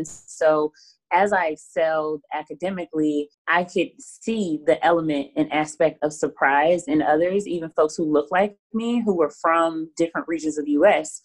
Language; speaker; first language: English; native; English